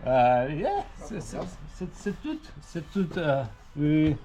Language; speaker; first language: French; non-native, learner; Spanish